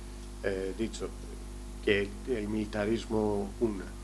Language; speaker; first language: Spanish; non-native, learner; Greek